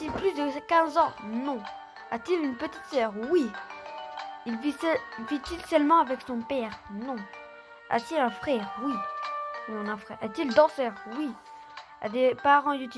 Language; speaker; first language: French; native; French